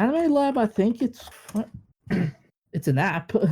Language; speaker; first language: English; native; English